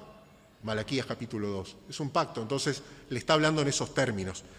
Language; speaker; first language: Spanish; native; Spanish